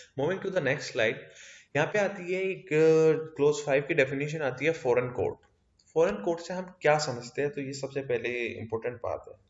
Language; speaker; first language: Hindi; native; Hindi